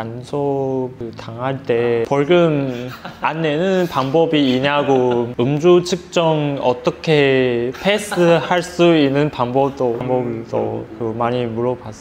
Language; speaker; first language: Korean; non-native, fluent; Chinese